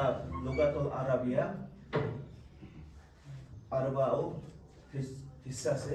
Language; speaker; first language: Arabic; non-native, learner; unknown